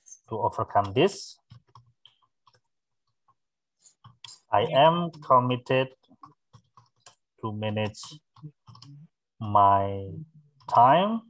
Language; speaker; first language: English; non-native, fluent; Indonesian